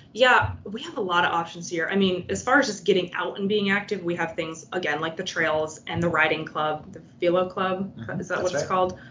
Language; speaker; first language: English; native; English